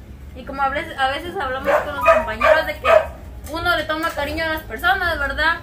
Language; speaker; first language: Spanish; native; Spanish